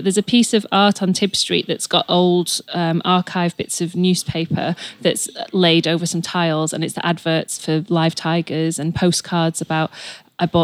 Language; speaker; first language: English; native; English